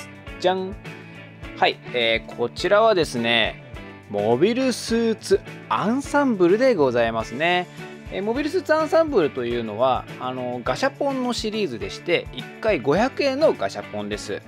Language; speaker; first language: Japanese; native; Japanese